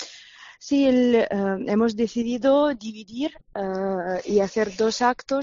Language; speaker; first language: Spanish; non-native, fluent; Ukrainian